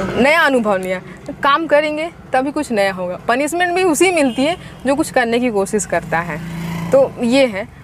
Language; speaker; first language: Hindi; native; Hindi